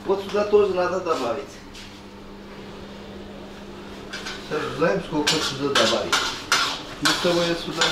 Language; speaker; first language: Russian; non-native, local second language; Uzbek